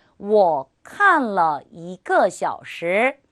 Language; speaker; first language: Chinese; non-native, fluent; Korean